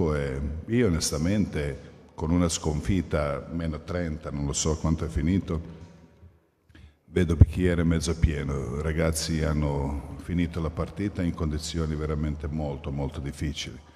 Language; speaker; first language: Italian; non-native, fluent; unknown